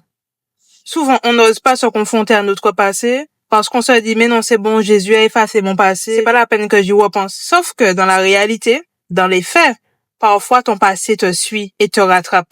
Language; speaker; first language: French; native; French